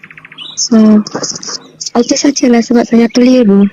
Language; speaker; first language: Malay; non-native, local second language; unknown